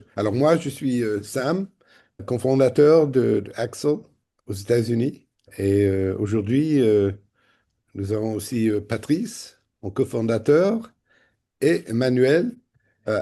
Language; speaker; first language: French; non-native, fluent; English